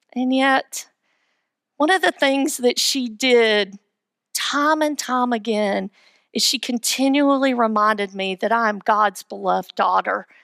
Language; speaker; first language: English; native; English